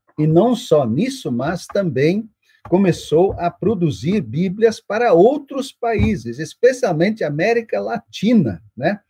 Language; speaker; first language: Portuguese; non-native, local second language; German